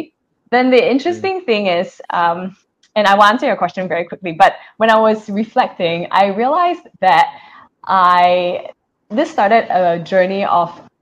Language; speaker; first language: English; native; English